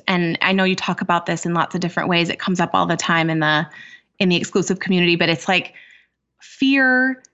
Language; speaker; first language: English; native; English